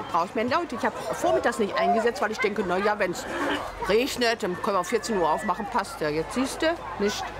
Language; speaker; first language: German; native; German